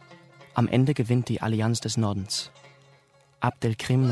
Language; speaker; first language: German; native; German